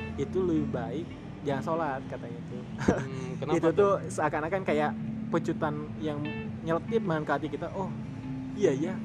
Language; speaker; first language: Indonesian; native; Indonesian